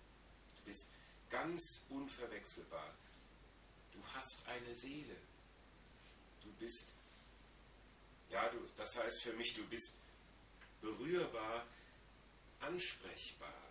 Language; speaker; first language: German; native; German